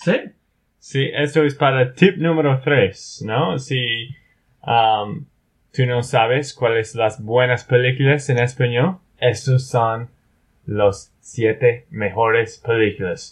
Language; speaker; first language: Spanish; non-native, learner; English